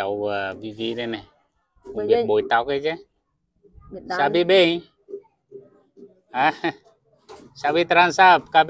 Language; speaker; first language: Portuguese; non-native, learner; Vietnamese